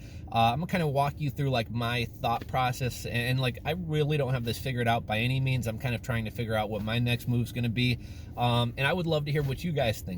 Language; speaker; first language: English; native; English